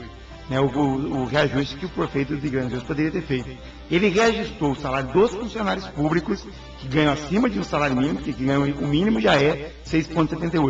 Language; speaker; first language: Portuguese; native; Portuguese